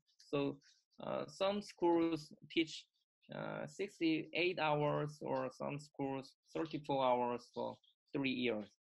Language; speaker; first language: English; non-native, learner; Korean